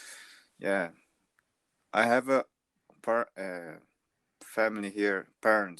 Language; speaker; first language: English; non-native, learner; Portuguese